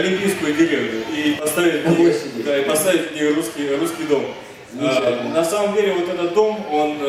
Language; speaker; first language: Russian; native; Russian